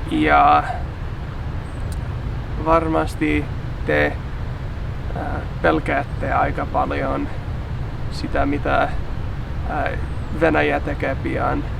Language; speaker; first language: Finnish; non-native, learner; English